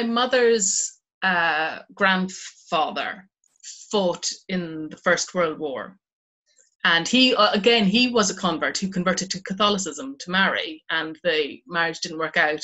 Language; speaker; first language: English; native; English